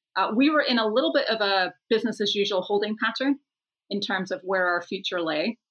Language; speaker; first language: English; native; English